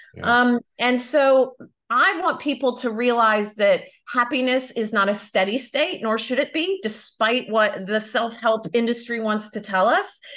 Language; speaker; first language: English; native; English